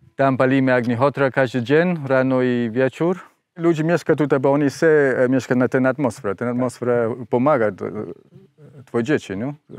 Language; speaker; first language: Polish; non-native, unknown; English